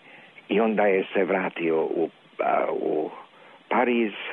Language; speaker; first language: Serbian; non-native, local second language; Hungarian